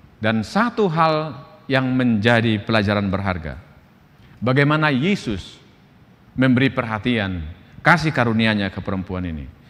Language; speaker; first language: Indonesian; non-native, local second language; Batak Toba